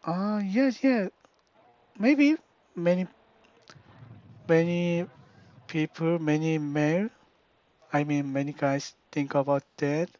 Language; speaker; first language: English; non-native, learner; Korean